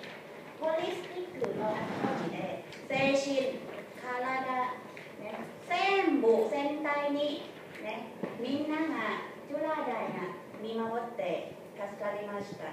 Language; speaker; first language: Japanese; non-native, fluent; Thai